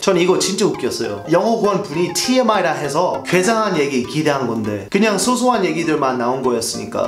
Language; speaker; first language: Korean; non-native, fluent; English